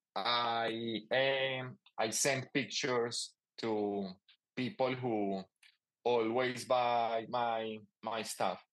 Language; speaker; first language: English; non-native, fluent; Spanish